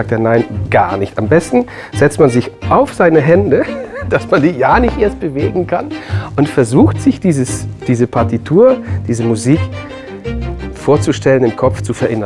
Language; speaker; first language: German; native; German